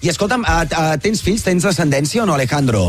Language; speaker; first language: Catalan; native; Catalan